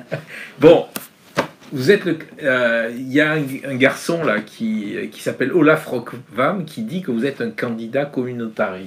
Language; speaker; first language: French; native; French